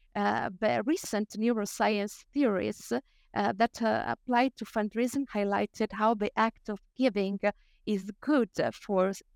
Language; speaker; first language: English; non-native, fluent; Italian